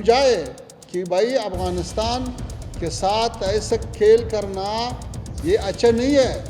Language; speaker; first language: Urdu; non-native, fluent; Pashto